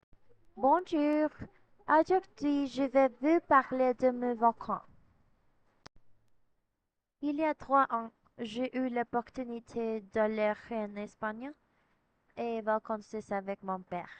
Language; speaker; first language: French; non-native, learner; Spanish